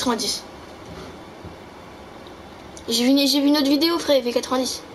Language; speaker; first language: French; native; French